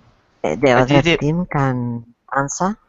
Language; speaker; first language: English; non-native, learner; Spanish